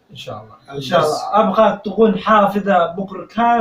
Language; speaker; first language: Arabic; native; Arabic